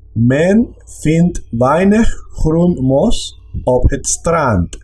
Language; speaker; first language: Dutch; non-native, learner; Spanish